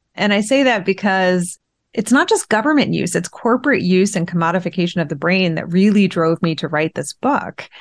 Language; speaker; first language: English; early bilingual, other home language; Persian